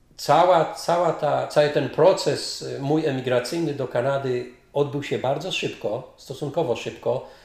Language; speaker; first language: Polish; native; Polish